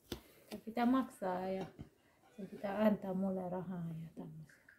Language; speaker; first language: Finnish; non-native, learner; Thai